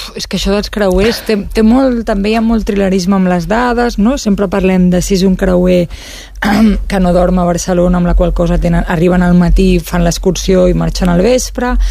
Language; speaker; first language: Catalan; native; Catalan